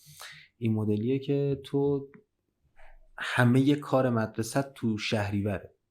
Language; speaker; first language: Persian; native; Persian